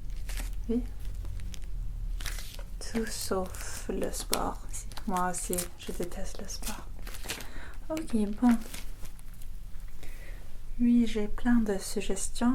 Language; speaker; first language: French; non-native, fluent; English